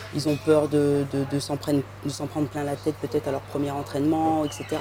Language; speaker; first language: French; native; French